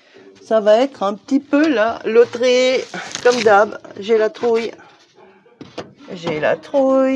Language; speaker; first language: French; native; French